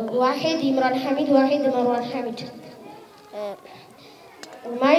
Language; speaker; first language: Arabic; non-native, learner; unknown